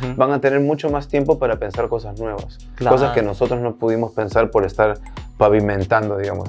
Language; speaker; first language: Spanish; early bilingual, heritage; Spanish